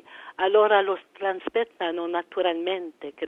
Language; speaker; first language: Italian; early bilingual, heritage; French